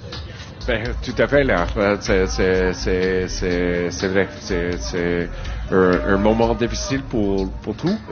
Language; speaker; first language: French; non-native, learner; English